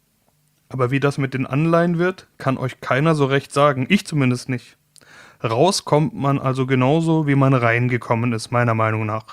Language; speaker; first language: German; native; German